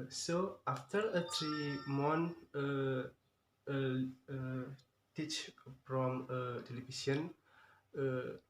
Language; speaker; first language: English; non-native, learner; Indonesian